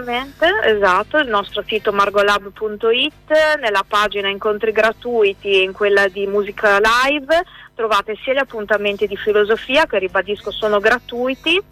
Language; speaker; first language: Italian; native; Italian